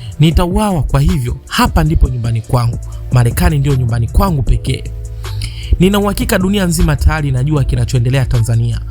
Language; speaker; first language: Swahili; native; Swahili